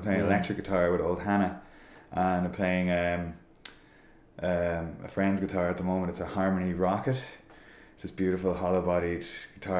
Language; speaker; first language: English; native; English